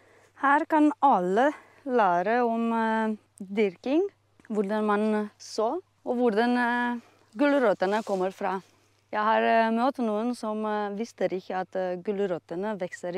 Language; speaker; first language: Norwegian; non-native, fluent; Romanian